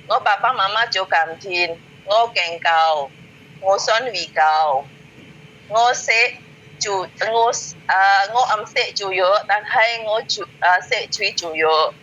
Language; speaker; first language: Cantonese; non-native, learner; Indonesian